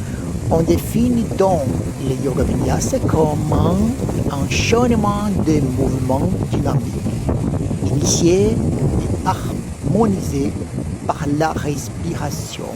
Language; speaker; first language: French; non-native, learner; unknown